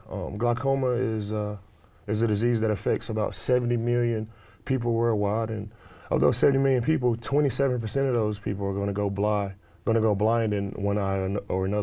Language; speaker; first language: English; native; English